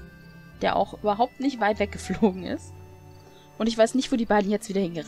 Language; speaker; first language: German; native; German